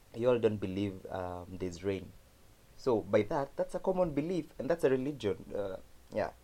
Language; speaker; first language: English; non-native, local second language; Kamba